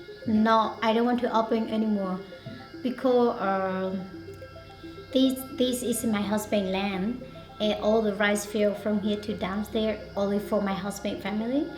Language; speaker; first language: English; non-native, learner; Hmong